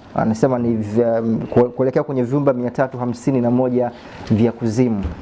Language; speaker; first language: Swahili; native; Swahili